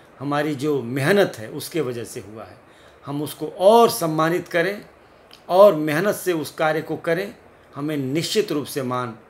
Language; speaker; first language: Hindi; native; Hindi